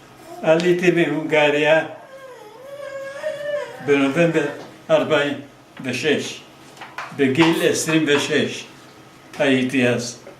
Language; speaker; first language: Hebrew; non-native, fluent; Hungarian